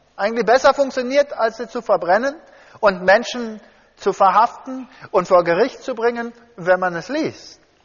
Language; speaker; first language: German; early bilingual, heritage; German